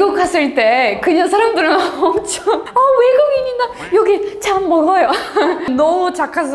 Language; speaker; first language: Korean; non-native, learner; Portuguese